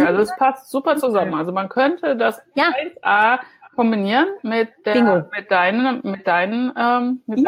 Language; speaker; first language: German; native; German